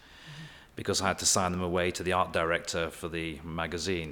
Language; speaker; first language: English; native; English